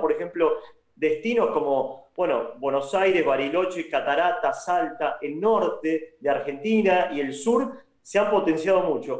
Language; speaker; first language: Spanish; native; Spanish